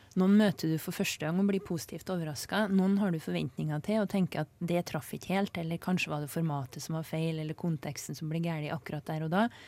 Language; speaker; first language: Norwegian; native; Norwegian